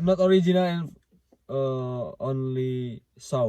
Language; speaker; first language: English; non-native, learner; Indonesian